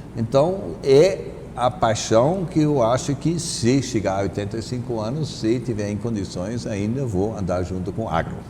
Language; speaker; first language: Portuguese; non-native, fluent; German